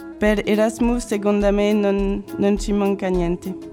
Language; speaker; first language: Italian; non-native, learner; French